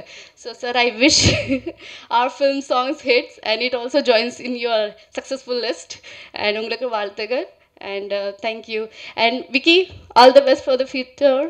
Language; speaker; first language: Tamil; non-native, learner; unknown